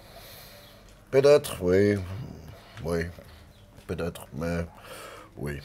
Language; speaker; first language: French; non-native, learner; German